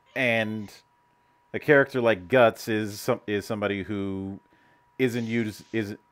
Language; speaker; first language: English; native; English